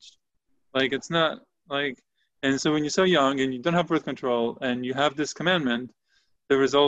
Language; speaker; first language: English; non-native, fluent; Hebrew